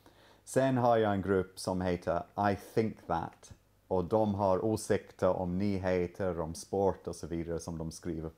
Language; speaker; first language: Swedish; non-native, fluent; English